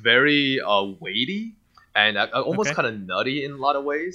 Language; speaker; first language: English; non-native, fluent; Chinese